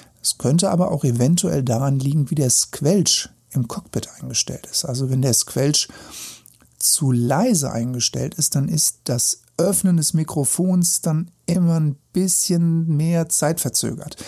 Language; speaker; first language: German; native; German